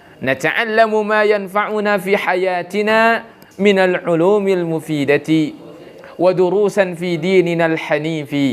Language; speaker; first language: Arabic; non-native, fluent; Indonesian